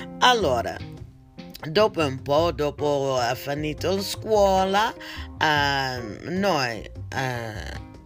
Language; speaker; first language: Italian; non-native, learner; English